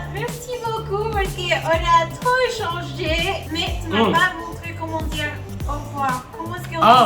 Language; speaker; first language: French; non-native, learner; English